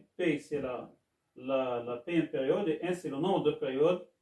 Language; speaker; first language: French; non-native, local second language; Arabic